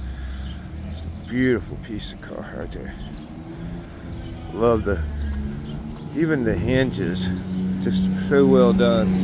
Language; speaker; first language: English; native; English